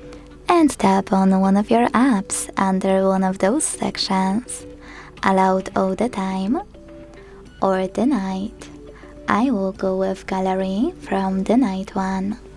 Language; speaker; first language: English; non-native, fluent; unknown